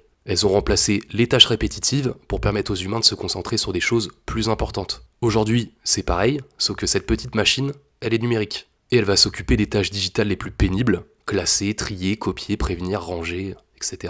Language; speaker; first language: French; native; French